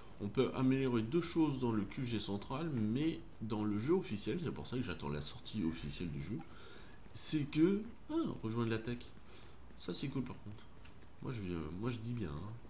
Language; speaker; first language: French; native; French